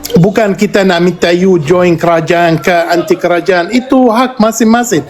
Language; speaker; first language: Malay; non-native, fluent; Arabic